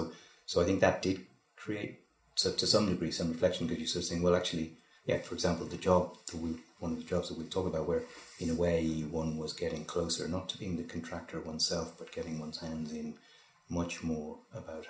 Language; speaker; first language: English; native; English